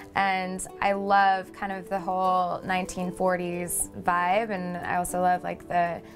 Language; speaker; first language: English; native; English